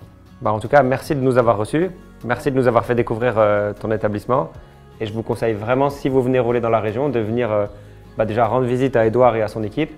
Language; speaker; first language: French; native; French